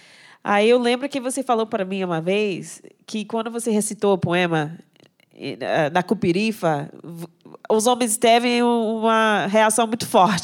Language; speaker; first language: Portuguese; non-native, fluent; English